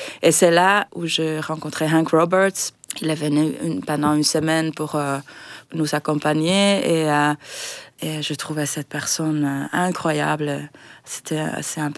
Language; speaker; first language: French; non-native, fluent; Finnish